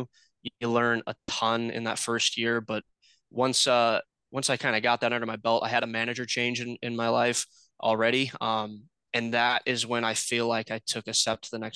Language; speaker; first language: English; native; English